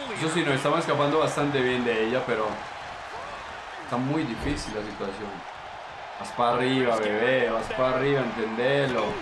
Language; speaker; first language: Spanish; native; Spanish